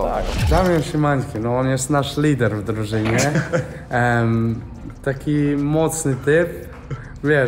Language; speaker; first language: Polish; non-native, fluent; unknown